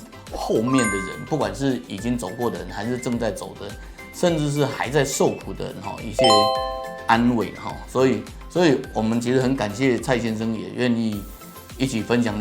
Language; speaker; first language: Chinese; native; Chinese